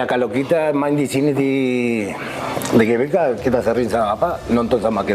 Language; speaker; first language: Indonesian; non-native, fluent; Spanish